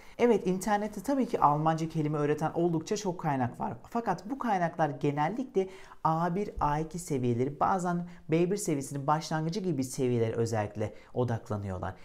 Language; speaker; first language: Turkish; native; Turkish